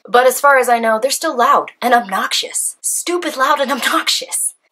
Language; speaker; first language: English; native; English